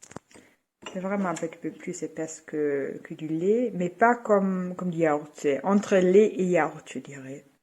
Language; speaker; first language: French; non-native, fluent; German